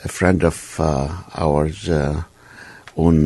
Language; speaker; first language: English; non-native, fluent; Arabic